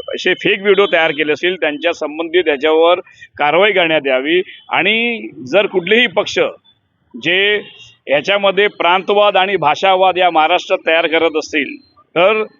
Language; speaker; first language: Marathi; non-native, local second language; Hindi